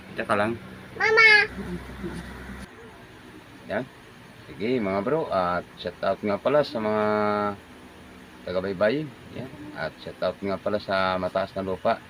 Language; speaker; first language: Filipino; non-native, local second language; Bikol